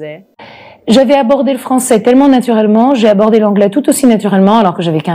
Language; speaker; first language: French; early bilingual, other home language; Italian